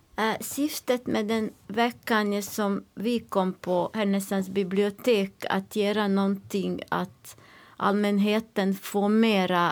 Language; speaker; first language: Swedish; non-native, learner; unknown